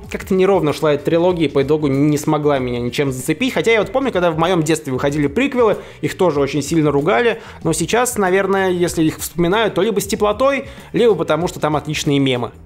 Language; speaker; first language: Russian; native; Russian